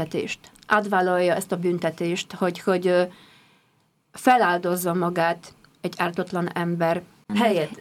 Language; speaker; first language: Hungarian; non-native, fluent; Polish